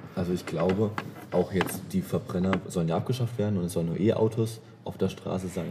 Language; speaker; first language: German; native; German